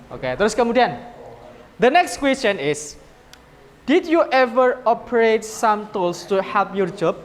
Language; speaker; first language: English; non-native, learner; Indonesian